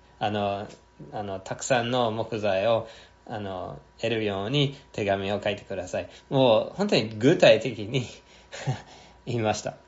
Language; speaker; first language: Japanese; non-native, fluent; English